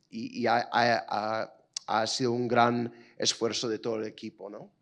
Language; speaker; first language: Spanish; non-native, fluent; English